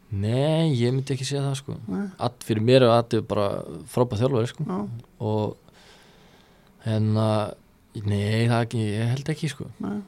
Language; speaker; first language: Icelandic; early bilingual, other home language; Serbian